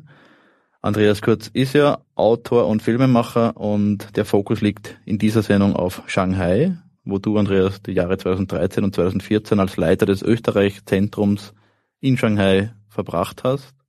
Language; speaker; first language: German; native; German